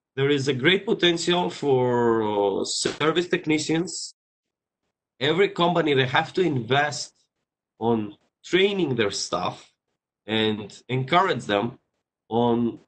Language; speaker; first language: English; non-native, fluent; Greek